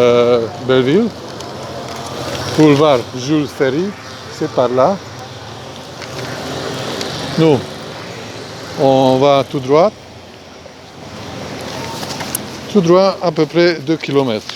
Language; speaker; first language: French; non-native, fluent; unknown